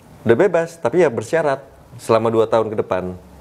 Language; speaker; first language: Indonesian; native; Indonesian